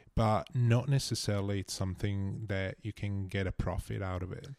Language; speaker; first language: English; non-native, fluent; Italian